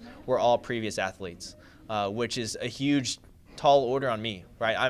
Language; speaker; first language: English; native; English